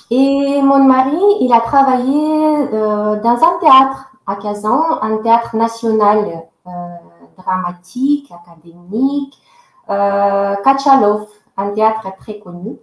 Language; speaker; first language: French; non-native, fluent; Russian